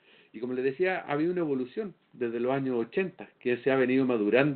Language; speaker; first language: Spanish; native; Spanish